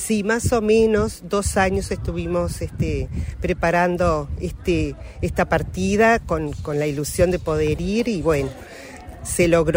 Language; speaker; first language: Spanish; native; Spanish